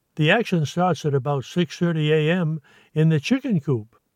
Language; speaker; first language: English; native; English